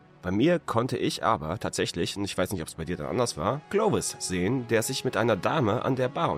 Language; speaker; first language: German; native; German